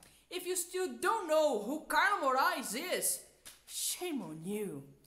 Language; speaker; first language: English; non-native, fluent; Portuguese